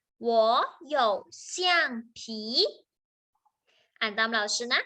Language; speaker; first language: Chinese; non-native, fluent; Thai